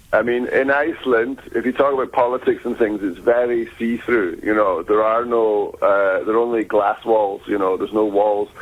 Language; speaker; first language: English; native; English